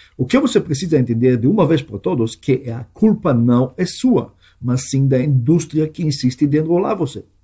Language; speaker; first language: Portuguese; non-native, fluent; Hebrew